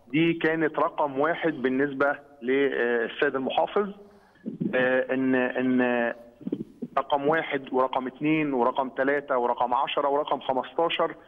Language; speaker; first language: Egyptian Arabic; native; Egyptian Arabic